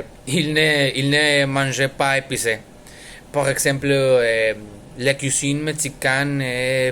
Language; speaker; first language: French; non-native, learner; Spanish